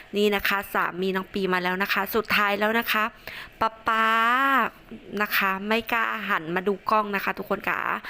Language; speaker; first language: Thai; non-native, local second language; Northern Khmer